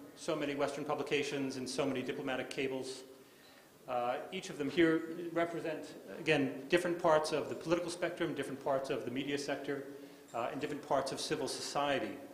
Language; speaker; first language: English; native; English